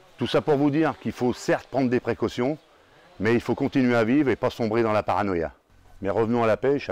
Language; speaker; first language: French; native; French